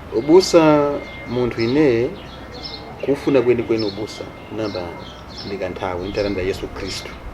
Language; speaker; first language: Nyanja; non-native, local second language; Tumbuka